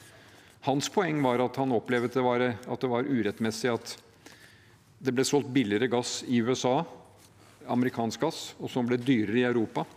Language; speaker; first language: Norwegian; native; Norwegian